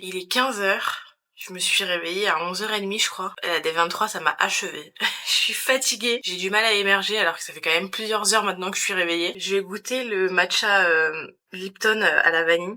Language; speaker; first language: French; native; French